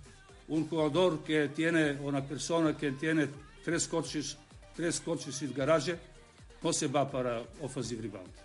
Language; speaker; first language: Spanish; non-native, learner; Serbian